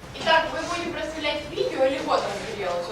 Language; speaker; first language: Russian; native; Russian